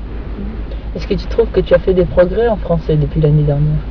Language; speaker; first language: French; native; French